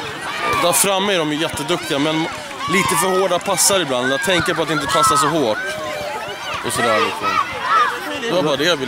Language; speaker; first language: Swedish; native; Swedish